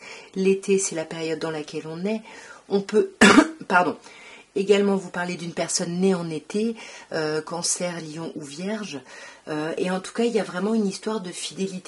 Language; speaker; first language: French; native; French